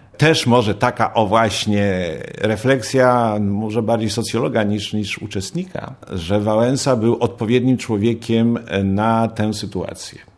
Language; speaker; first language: Polish; native; Polish